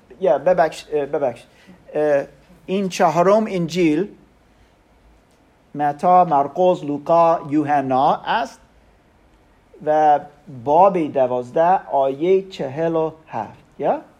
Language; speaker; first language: Persian; non-native, learner; German